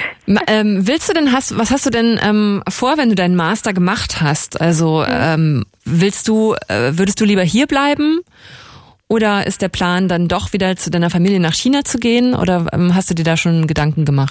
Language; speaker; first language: German; native; German